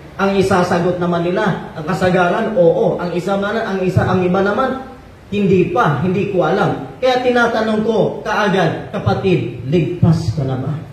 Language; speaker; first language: Filipino; non-native, local second language; Cebuano